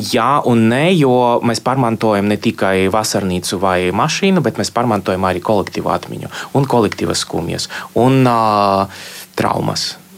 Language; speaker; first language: Latvian; non-native, local second language; Russian